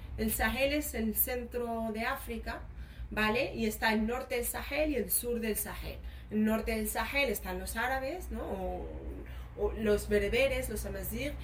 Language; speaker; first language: Spanish; early bilingual, other home language; Arabic